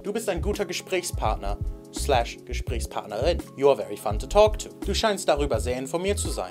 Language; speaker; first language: German; native; German